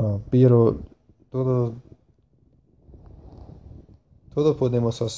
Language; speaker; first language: Spanish; non-native, learner; English